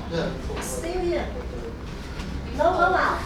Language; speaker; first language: English; non-native, learner; Vietnamese